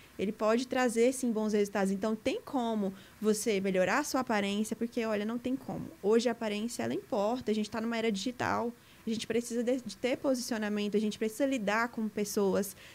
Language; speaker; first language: Portuguese; native; Portuguese